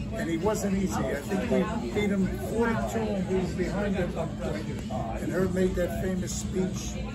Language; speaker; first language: English; native; English